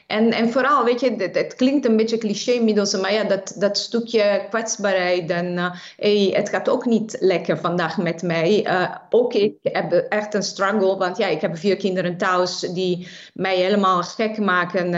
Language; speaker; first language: Dutch; non-native, fluent; Italian